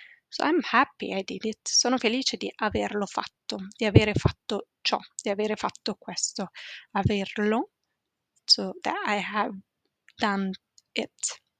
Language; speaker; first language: Italian; native; Italian